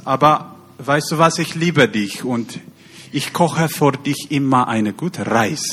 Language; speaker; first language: German; non-native, learner; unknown